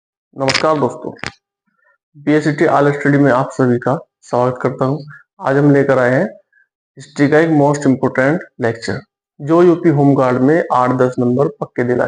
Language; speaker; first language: Hindi; native; Hindi